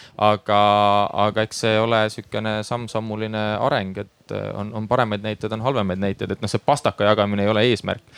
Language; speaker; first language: Estonian; native; Estonian